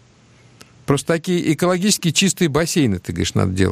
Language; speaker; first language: Russian; native; Russian